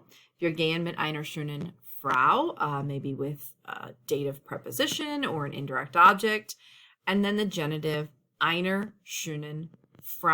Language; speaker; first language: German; non-native, fluent; English